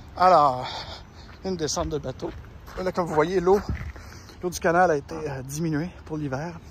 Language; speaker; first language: French; native; French